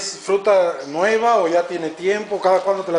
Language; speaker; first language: Spanish; native; Spanish